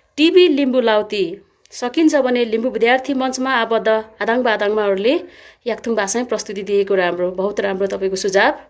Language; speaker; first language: Nepali; non-native, local second language; Limburgish